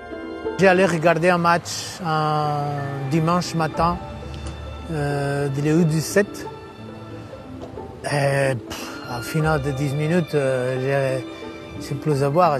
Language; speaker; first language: French; non-native, fluent; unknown